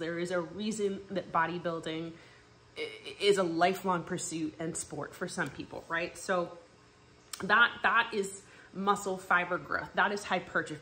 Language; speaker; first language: English; native; English